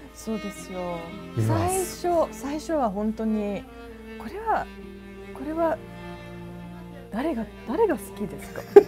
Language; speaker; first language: Japanese; non-native, fluent; Dutch